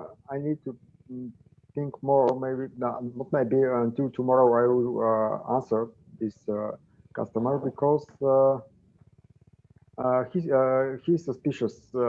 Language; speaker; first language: English; non-native, learner; Bulgarian